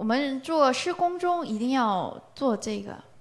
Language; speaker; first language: Chinese; non-native, learner; Korean